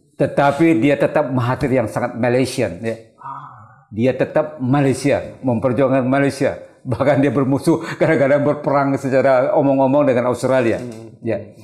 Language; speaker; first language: Indonesian; non-native, local second language; Malay